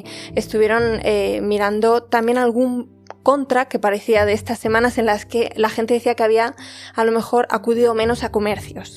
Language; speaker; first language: Spanish; native; Spanish